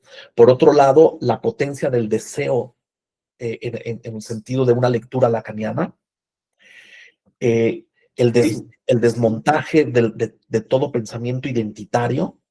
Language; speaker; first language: Spanish; native; Spanish